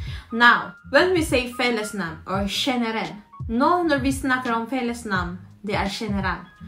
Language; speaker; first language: Norwegian; non-native, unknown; Filipino